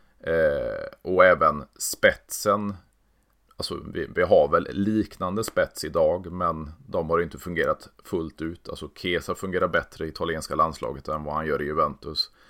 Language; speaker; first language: Swedish; native; Swedish